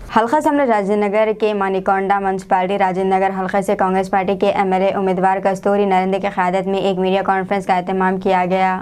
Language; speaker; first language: Hindi; non-native, local second language; Urdu